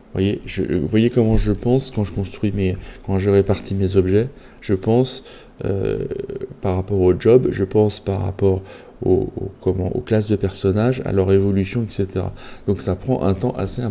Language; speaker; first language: French; native; French